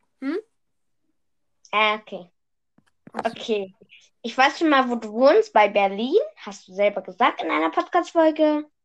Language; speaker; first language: German; early bilingual, other home language; Vietnamese